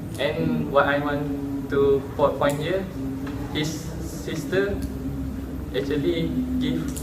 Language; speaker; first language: English; non-native, local second language; Malay